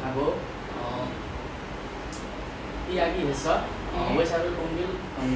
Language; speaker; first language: Korean; non-native, learner; Nepali